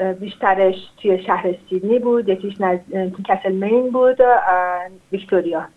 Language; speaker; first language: Persian; non-native, local second language; Azerbaijani